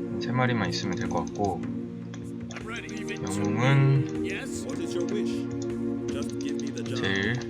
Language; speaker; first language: Korean; native; Korean